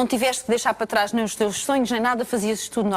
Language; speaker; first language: Portuguese; native; Portuguese